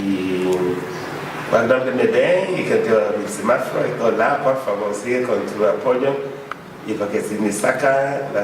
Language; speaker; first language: Spanish; non-native, fluent; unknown